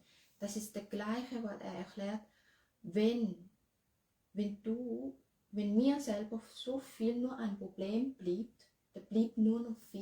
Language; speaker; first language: German; non-native, learner; Thai